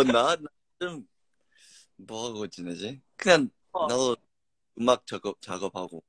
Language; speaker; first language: Korean; non-native, fluent; English